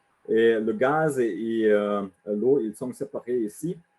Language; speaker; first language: French; non-native, learner; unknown